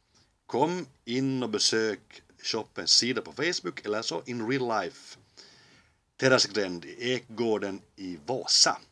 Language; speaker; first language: Swedish; native; Swedish